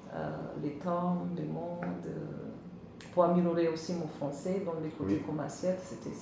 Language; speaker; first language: French; non-native, learner; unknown